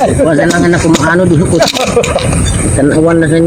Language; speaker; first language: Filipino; non-native, local second language; Cebuano